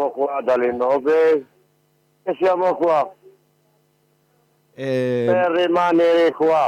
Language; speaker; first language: Italian; non-native, learner; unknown